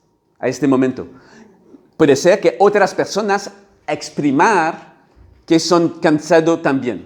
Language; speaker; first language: Spanish; non-native, learner; French